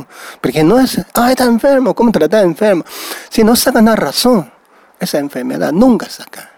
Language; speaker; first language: Spanish; non-native, learner; Chinese